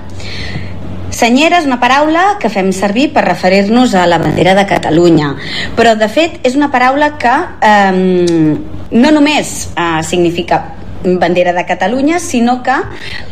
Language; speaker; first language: Catalan; native; Catalan